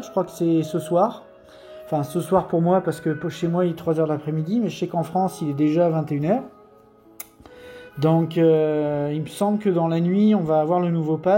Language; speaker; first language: French; native; French